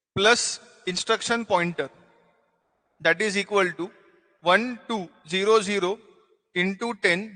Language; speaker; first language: Hindi; non-native, local second language; Marathi